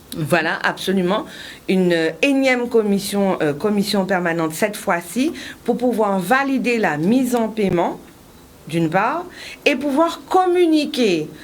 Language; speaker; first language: French; native; French